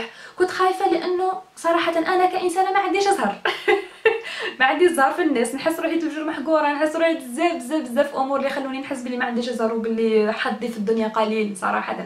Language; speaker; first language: Arabic; native; Arabic